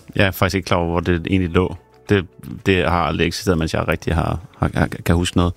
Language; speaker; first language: Danish; native; Danish